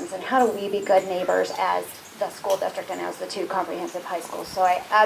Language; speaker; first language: English; native; English